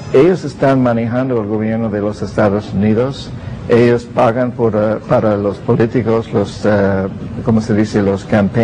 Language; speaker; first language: Spanish; non-native, fluent; English